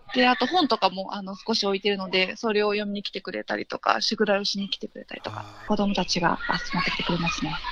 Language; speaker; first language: Japanese; native; Japanese